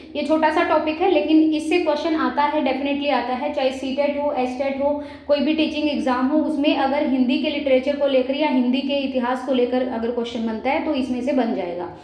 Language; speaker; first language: Hindi; native; Hindi